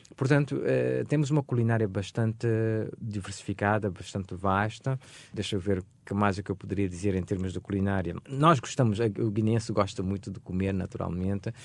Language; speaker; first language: Portuguese; non-native, local second language; Upper Guinea Crioulo